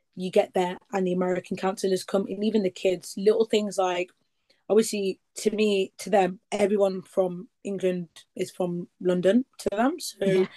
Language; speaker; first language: English; native; English